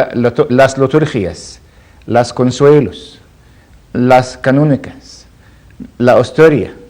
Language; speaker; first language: Spanish; non-native, learner; Arabic